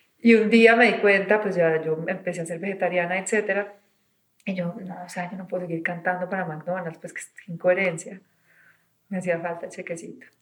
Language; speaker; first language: Spanish; native; Spanish